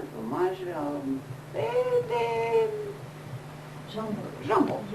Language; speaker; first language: French; non-native, fluent; Romanian